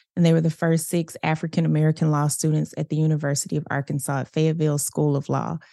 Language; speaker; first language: English; native; English